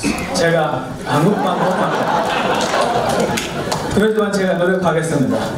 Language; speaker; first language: Korean; non-native, learner; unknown